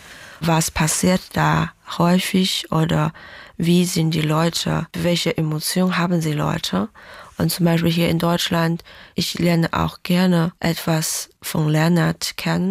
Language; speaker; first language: German; non-native, fluent; Chinese